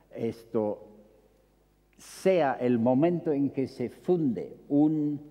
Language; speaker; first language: Spanish; non-native, fluent; English